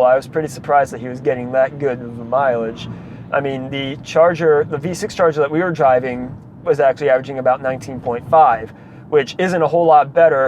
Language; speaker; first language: English; native; English